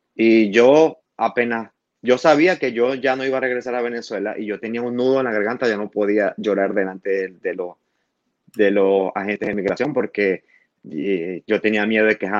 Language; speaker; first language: Spanish; native; Spanish